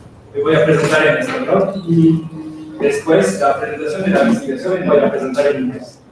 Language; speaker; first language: Spanish; non-native, learner; French